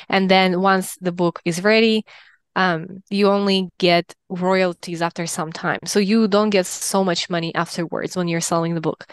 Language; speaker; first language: English; non-native, fluent; Russian